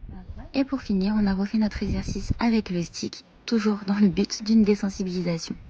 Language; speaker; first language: French; native; French